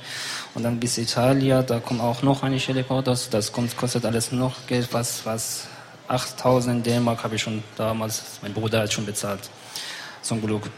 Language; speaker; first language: German; non-native, learner; Persian